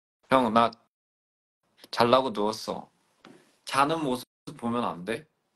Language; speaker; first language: Korean; early bilingual, heritage; Korean